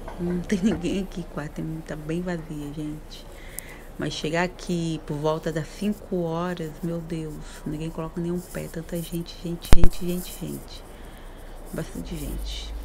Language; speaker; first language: Portuguese; native; Portuguese